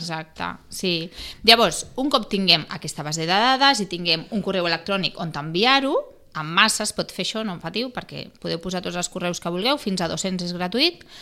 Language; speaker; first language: Catalan; non-native, local second language; Spanish